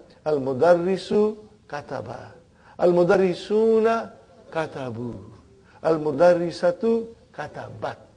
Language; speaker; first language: Arabic; non-native, fluent; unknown